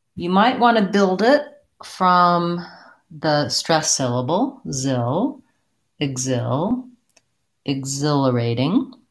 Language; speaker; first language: English; native; English